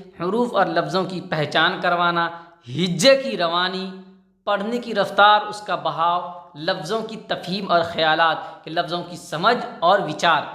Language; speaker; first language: Urdu; native; Urdu